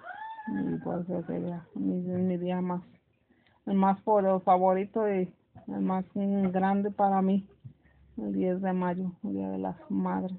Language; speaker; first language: Spanish; native; Spanish